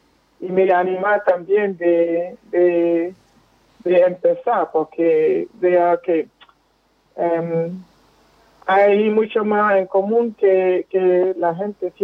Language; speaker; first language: Spanish; non-native, fluent; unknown